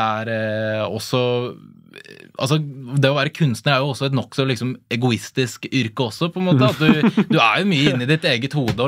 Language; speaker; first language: Norwegian; native; Norwegian